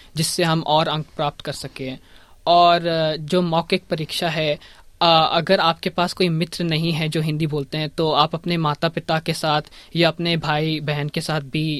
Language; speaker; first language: Hindi; early bilingual, heritage; Hindi